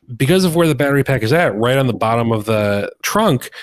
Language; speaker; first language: English; native; English